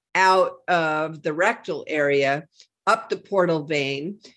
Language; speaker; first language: English; native; English